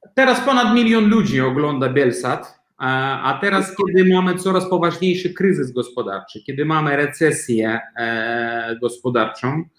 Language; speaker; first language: Polish; non-native, fluent; Belarusian